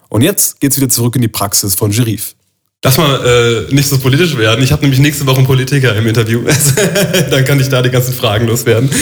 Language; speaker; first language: German; native; German